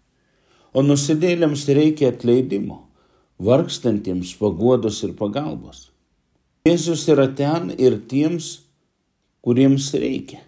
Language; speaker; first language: Lithuanian; native; Lithuanian